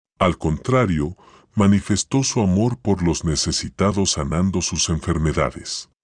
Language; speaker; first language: Spanish; native; Spanish